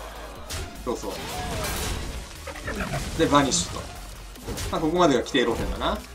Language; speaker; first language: Japanese; native; Japanese